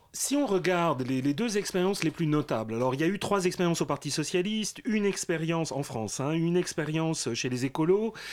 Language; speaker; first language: French; native; French